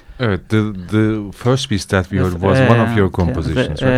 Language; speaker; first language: English; non-native, fluent; Turkish